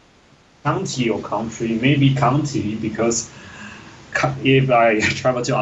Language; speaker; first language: English; non-native, learner; Chinese